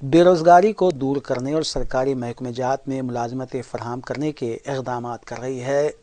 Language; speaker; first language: Urdu; native; Urdu